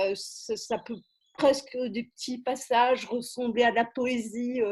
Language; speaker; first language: French; native; French